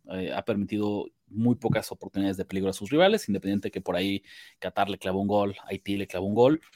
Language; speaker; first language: Spanish; native; Spanish